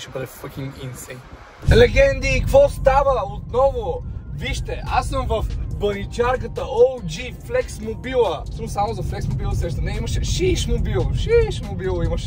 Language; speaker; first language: Bulgarian; native; Bulgarian